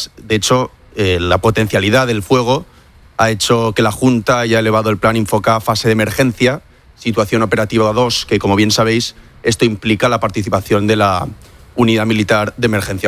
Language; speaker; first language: Spanish; native; Spanish